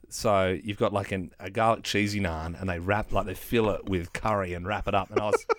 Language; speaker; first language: English; native; English